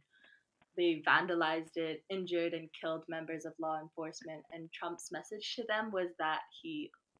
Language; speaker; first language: English; non-native, local second language; Chinese